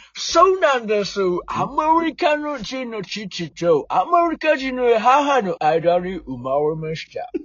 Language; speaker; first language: Japanese; non-native, fluent; English